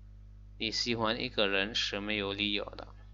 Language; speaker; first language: Chinese; non-native, fluent; Lao